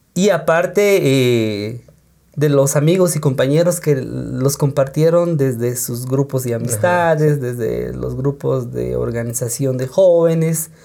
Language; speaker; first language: Spanish; non-native, local second language; Kaqchikel